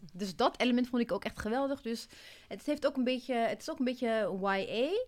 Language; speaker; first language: Dutch; non-native, fluent; Amharic